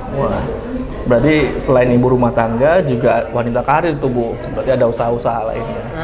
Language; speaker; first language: Indonesian; native; Indonesian